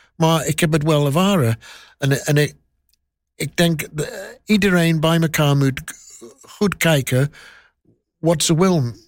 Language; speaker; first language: Dutch; non-native, learner; English